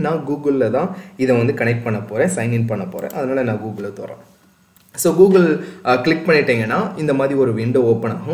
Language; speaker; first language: Tamil; native; Tamil